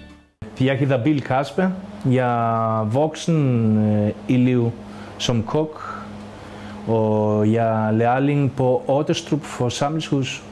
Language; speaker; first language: Danish; non-native, fluent; Greek